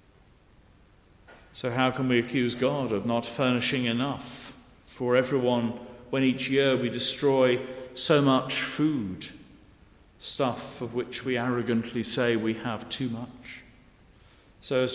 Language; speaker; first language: English; native; English